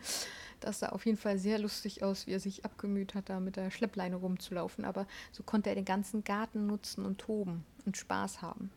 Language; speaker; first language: German; native; German